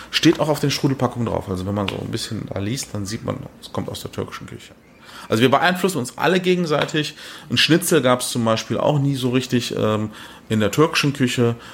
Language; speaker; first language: German; early bilingual, other home language; Turkish